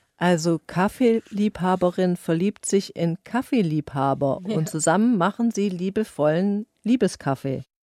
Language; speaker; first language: German; native; German